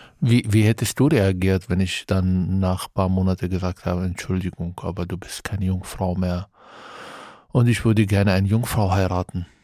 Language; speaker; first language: German; non-native, fluent; Arabic